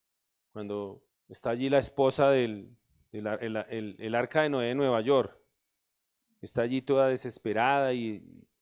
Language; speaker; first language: Spanish; native; Spanish